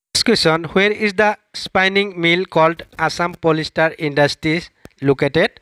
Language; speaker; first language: English; non-native, local second language; Assamese